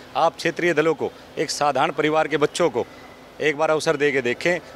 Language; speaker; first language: Hindi; native; Hindi